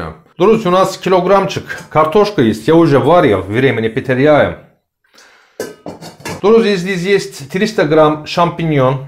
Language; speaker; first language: Russian; non-native, learner; Turkish